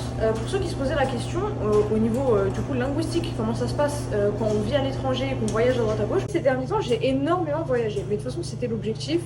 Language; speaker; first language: French; native; French